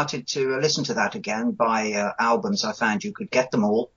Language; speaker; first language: English; native; English